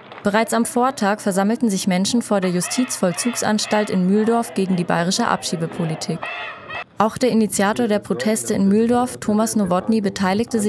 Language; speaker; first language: German; native; German